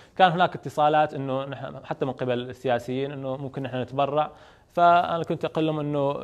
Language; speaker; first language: Arabic; native; Arabic